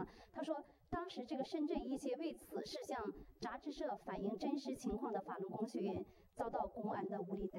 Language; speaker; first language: Chinese; native; Chinese